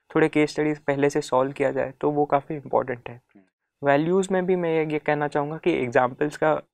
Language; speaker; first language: Hindi; non-native, local second language; Marathi